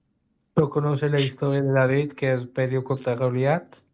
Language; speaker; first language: Spanish; non-native, fluent; Dutch